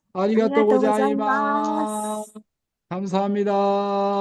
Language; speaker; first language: Korean; native; Korean